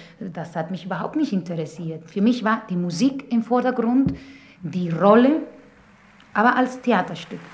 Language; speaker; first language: German; non-native, fluent; Spanish